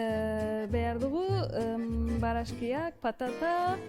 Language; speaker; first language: Basque; non-native, learner; Turkish